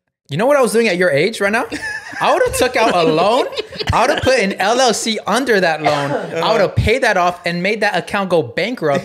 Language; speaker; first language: English; early bilingual, other home language; Spanish